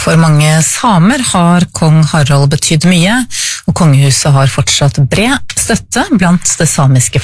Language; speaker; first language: Norwegian; native; Norwegian